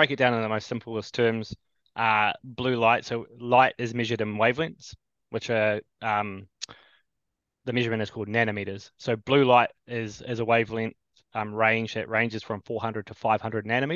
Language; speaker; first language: English; native; English